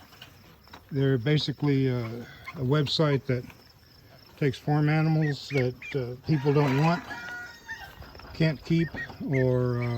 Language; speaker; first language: English; native; English